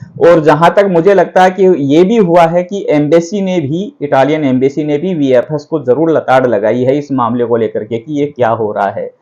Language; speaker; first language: Hindi; native; Hindi